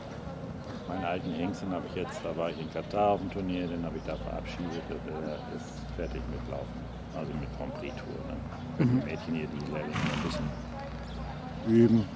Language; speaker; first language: German; native; German